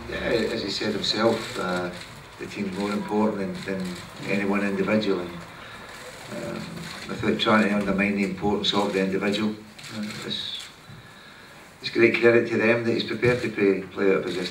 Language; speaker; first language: English; native; English